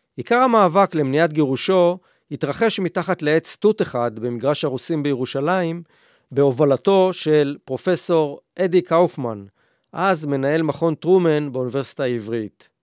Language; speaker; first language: Hebrew; native; Hebrew